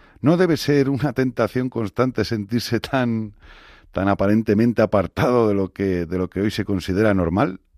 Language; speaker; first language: Spanish; native; Spanish